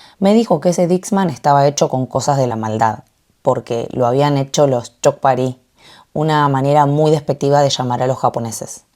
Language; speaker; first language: Spanish; early bilingual, other home language; Korean